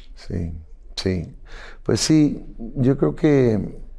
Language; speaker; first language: Spanish; native; Spanish